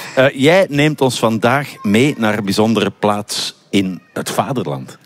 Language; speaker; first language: Dutch; native; Dutch